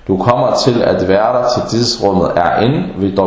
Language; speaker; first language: Danish; early bilingual, other home language; Arabic